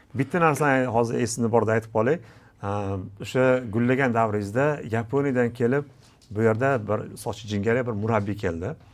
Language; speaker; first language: Uzbek; native; Uzbek